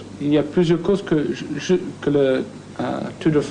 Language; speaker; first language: French; non-native, learner; English